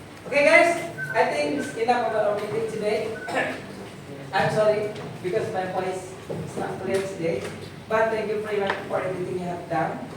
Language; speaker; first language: English; non-native, fluent; Indonesian